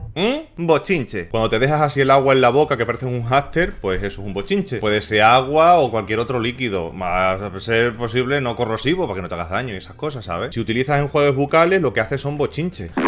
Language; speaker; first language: Spanish; native; Spanish